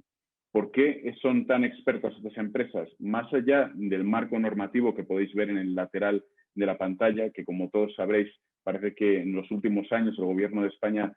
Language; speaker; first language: Spanish; native; Spanish